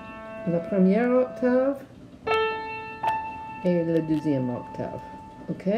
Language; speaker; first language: French; non-native, learner; English